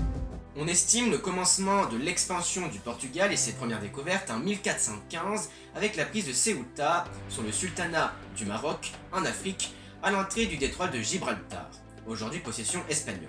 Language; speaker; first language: French; native; French